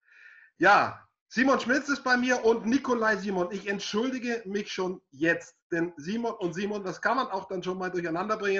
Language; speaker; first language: German; native; German